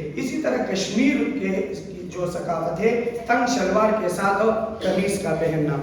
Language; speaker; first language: Urdu; non-native, local second language; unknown